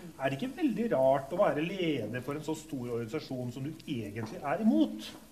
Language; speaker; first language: Norwegian; native; Norwegian